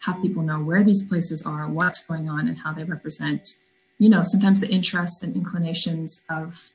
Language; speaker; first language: English; native; English